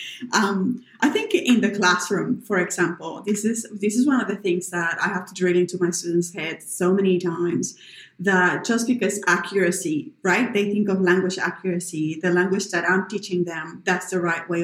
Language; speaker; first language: English; non-native, fluent; Spanish